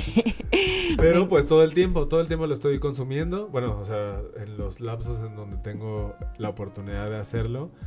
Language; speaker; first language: Spanish; native; Spanish